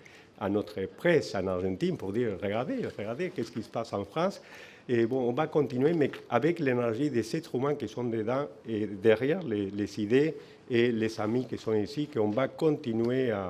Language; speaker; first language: French; non-native, fluent; Spanish